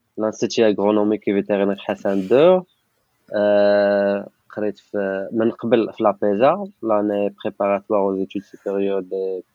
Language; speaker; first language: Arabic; non-native, local second language; Tachelhit